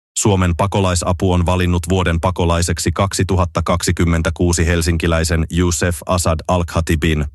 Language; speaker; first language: Finnish; native; Finnish